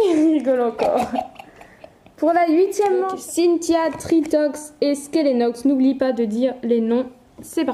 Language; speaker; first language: French; native; French